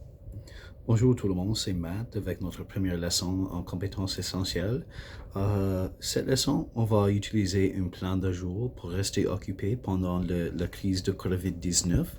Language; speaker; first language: French; non-native, local second language; English